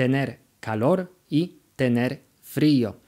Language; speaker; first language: Spanish; non-native, fluent; Polish